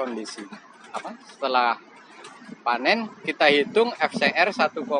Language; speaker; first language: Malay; non-native, local second language; Javanese